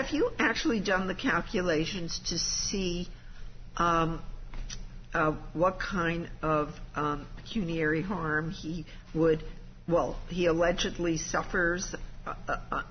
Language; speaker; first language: English; native; English